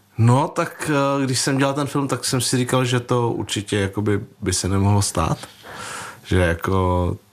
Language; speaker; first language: Czech; early bilingual, other home language; Vietnamese